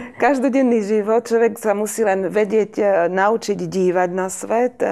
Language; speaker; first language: Slovak; native; Slovak